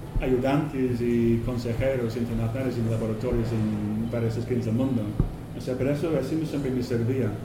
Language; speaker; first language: Spanish; non-native, fluent; English